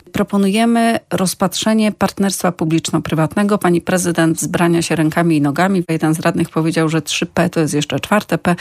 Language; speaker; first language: Polish; native; Polish